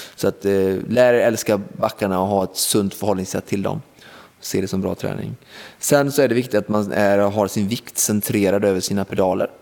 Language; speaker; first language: Swedish; native; Swedish